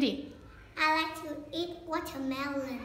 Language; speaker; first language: English; non-native, learner; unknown